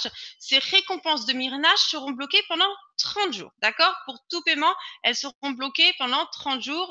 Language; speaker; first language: French; native; French